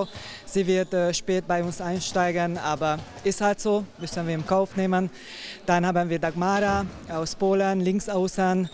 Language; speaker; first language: German; non-native, fluent; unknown